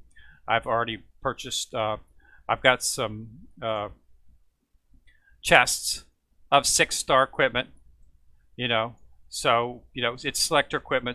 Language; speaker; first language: English; native; English